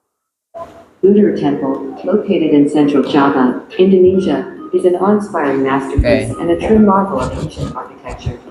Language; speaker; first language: English; non-native, learner; Indonesian